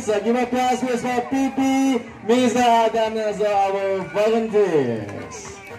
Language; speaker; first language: English; non-native, fluent; Indonesian